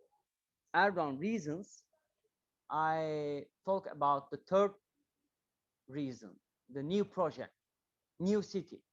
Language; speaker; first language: English; non-native, learner; Turkish